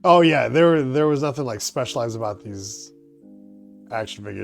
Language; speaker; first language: English; native; English